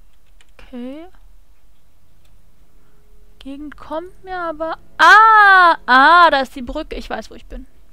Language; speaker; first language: German; native; German